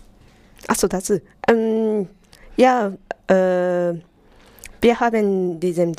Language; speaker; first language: German; non-native, learner; Japanese